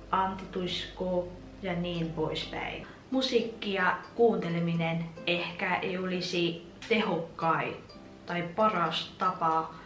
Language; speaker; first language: Finnish; non-native, fluent; Vietnamese